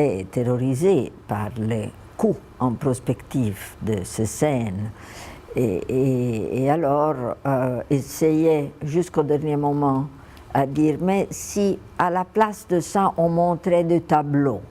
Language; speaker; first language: French; non-native, fluent; Italian